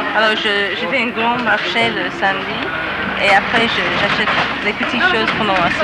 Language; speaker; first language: French; non-native, learner; English